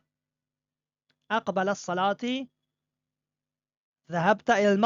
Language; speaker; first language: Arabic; non-native, fluent; Persian